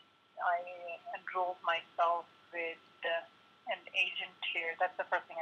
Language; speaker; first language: English; non-native, local second language; Hindi